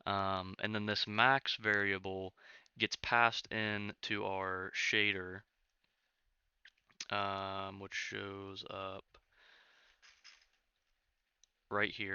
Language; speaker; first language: English; native; English